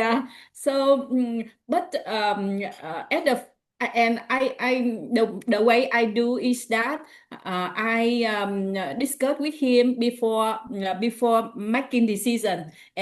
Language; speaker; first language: English; non-native, learner; Vietnamese